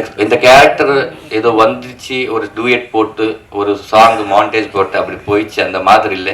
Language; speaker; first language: Tamil; non-native, learner; Telugu